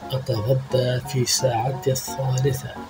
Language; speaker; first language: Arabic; non-native, fluent; Urdu